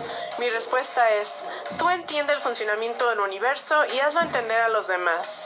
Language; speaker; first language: Spanish; native; Spanish